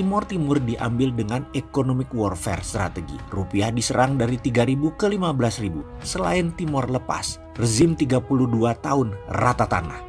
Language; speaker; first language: Indonesian; native; Indonesian